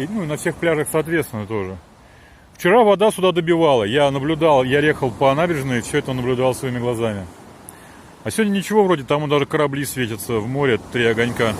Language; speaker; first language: Russian; native; Russian